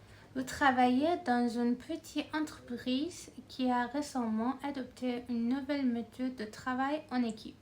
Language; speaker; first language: French; non-native, learner; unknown